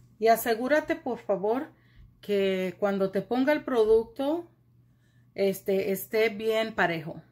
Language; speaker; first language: Spanish; early bilingual, heritage; Spanish